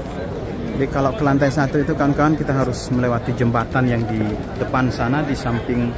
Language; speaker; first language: Indonesian; native; Indonesian